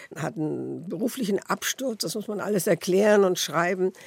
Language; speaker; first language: German; native; German